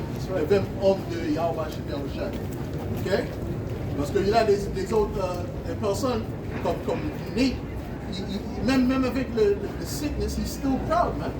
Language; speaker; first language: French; non-native, learner; English